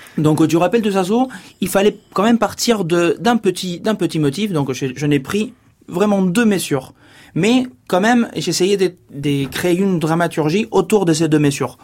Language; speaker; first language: French; non-native, fluent; Spanish